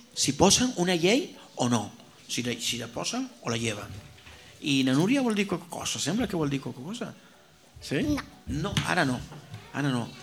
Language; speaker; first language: Catalan; non-native, fluent; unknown